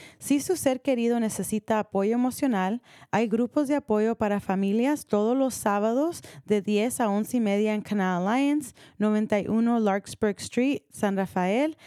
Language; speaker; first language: Spanish; early bilingual, heritage; Spanish